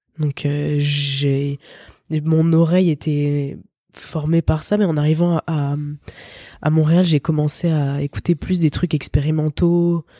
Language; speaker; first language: French; native; French